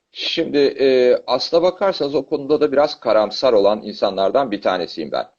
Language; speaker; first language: Turkish; native; Turkish